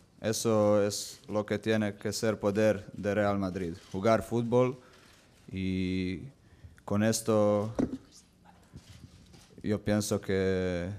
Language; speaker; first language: Spanish; non-native, learner; Croatian